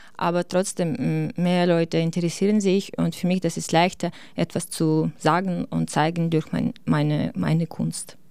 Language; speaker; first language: German; non-native, learner; Ukrainian